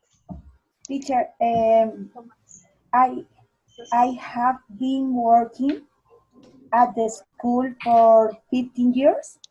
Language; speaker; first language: English; non-native, learner; Spanish